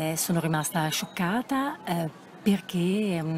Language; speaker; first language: Italian; native; Italian